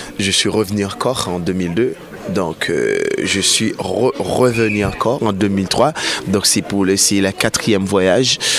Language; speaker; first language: French; non-native, local second language; Haitian Creole